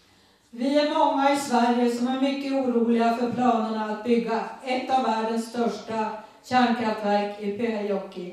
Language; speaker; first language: Swedish; native; Swedish